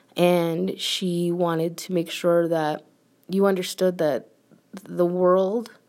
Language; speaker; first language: English; native; English